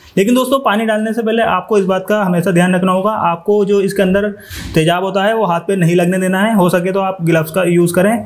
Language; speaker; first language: Hindi; native; Hindi